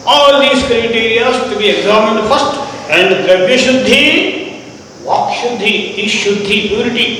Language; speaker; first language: English; non-native, local second language; Kannada